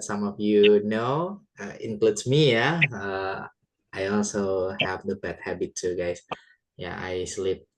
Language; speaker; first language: English; non-native, fluent; Indonesian